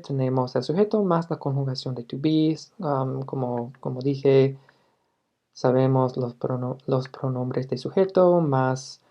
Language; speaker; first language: Spanish; non-native, fluent; English